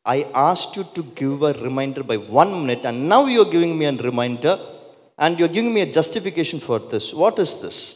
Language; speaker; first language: English; non-native, local second language; Tamil